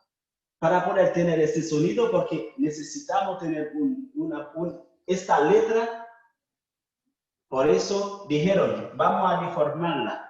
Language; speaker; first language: Spanish; non-native, fluent; Haitian Creole